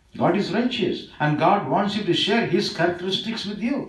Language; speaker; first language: English; non-native, local second language; Tamil